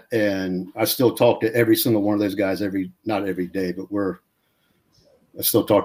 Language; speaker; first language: English; native; English